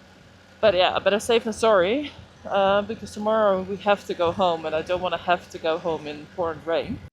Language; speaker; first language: English; non-native, fluent; Dutch